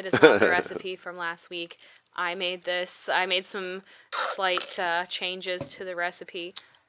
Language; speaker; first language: English; native; English